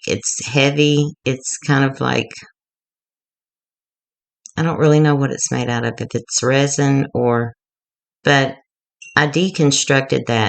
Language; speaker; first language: English; native; English